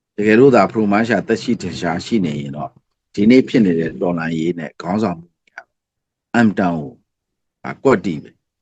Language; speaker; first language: Burmese; non-native, local second language; S'gaw Karen